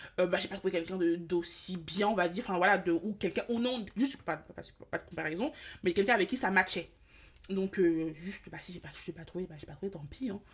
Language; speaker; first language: French; early bilingual, other home language; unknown